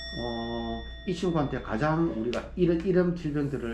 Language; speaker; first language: Korean; native; Korean